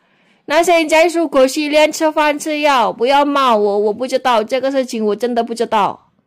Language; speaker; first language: Chinese; non-native, local second language; Indonesian